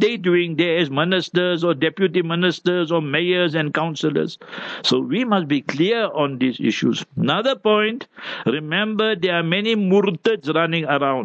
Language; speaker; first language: English; non-native, local second language; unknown